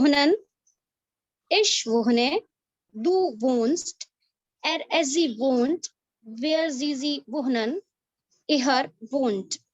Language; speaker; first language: German; non-native, learner; Hindi